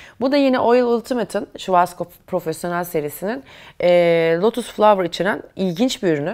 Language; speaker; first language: Turkish; native; Turkish